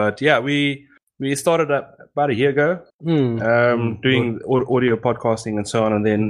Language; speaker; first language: English; non-native, local second language; Afrikaans